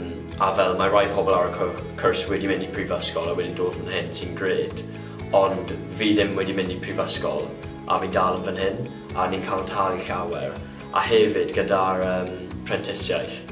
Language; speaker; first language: Welsh; non-native, local second language; English